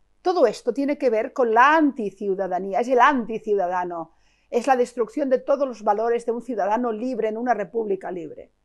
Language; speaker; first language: Spanish; non-native, local second language; Catalan